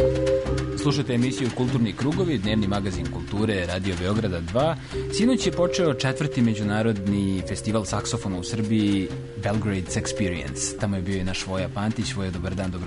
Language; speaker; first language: Serbian; native; Serbian